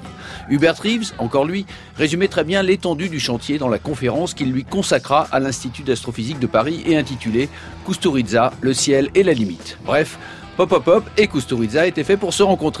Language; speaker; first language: French; native; French